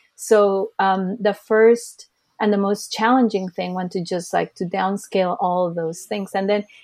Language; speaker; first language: English; early bilingual, other home language; Spanish